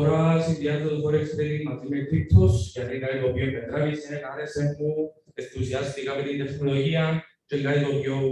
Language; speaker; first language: Greek; native; Greek